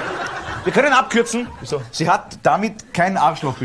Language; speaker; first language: German; native; German